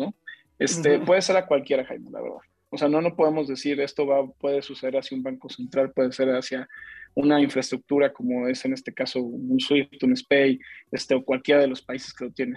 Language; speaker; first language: Spanish; native; Spanish